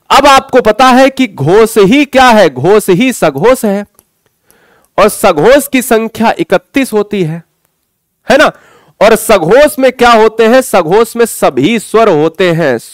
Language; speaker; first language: Hindi; native; Hindi